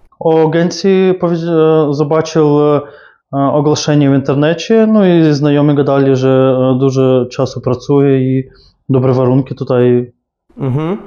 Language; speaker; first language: Polish; non-native, learner; Ukrainian